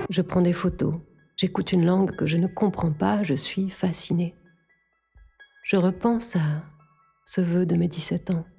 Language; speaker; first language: French; native; French